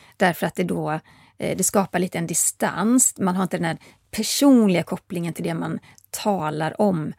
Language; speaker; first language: Swedish; native; Swedish